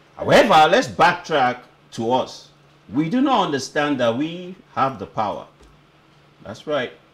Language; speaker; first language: English; non-native, local second language; Yoruba